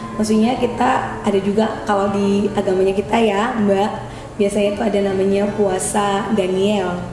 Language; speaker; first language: Indonesian; native; Indonesian